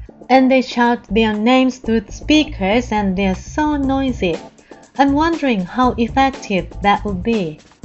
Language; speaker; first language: English; non-native, fluent; Japanese